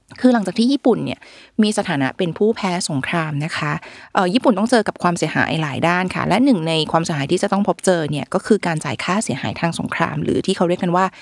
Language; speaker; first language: Thai; native; Thai